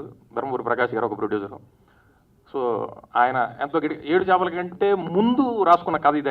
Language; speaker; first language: Telugu; native; Telugu